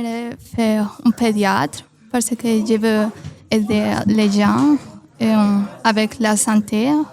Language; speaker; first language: French; non-native, learner; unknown